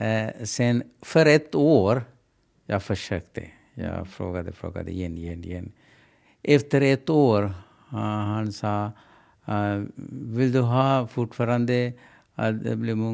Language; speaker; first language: Swedish; non-native, learner; Sinhala